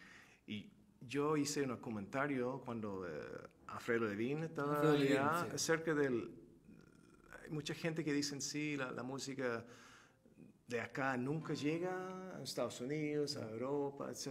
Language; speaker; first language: Spanish; non-native, fluent; Turkish